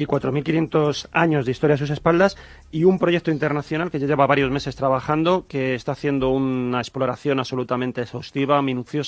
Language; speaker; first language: Spanish; native; Spanish